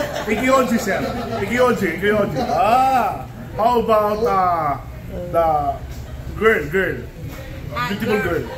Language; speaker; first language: English; non-native, local second language; Filipino